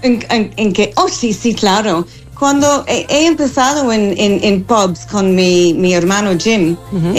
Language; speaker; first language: Spanish; non-native, fluent; English